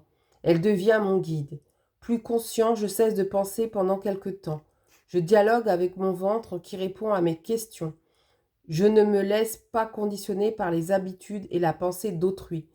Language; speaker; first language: French; native; French